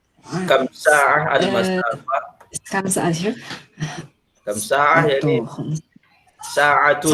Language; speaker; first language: Arabic; non-native, fluent; Indonesian